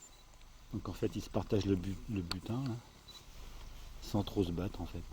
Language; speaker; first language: French; native; French